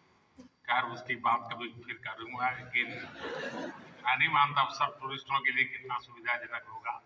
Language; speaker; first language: Hindi; native; Hindi